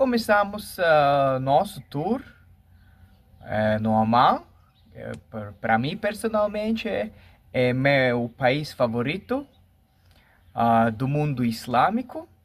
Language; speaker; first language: Portuguese; non-native, fluent; Latvian